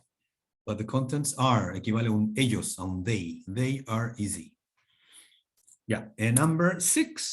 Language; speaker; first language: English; non-native, fluent; Spanish